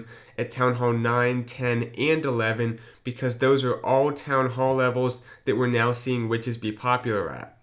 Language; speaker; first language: English; native; English